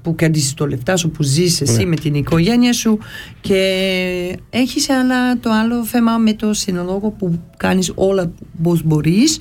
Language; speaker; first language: Greek; early bilingual, heritage; Greek